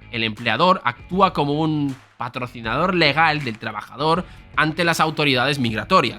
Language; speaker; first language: Spanish; native; Spanish